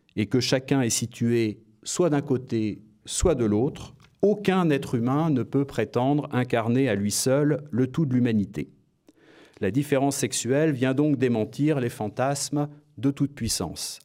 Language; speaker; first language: French; native; French